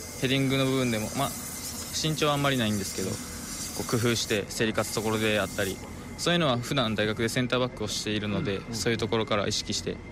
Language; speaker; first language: Japanese; native; Japanese